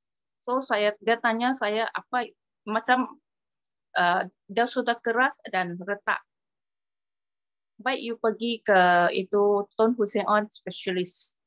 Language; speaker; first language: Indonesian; non-native, local second language; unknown